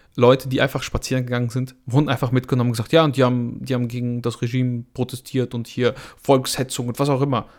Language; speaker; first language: German; non-native, fluent; Russian